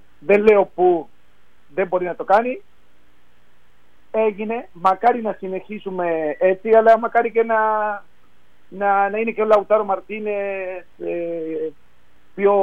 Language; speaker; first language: Greek; non-native, fluent; Spanish